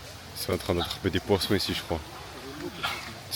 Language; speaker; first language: French; native; French